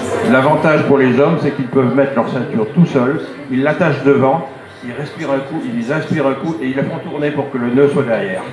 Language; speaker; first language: French; native; French